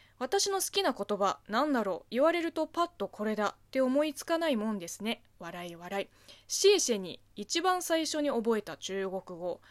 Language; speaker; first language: Japanese; non-native, fluent; Chinese